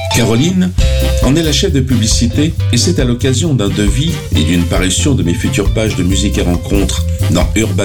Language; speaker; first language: French; native; French